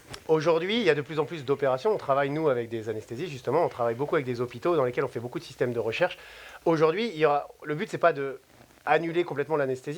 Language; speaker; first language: French; native; French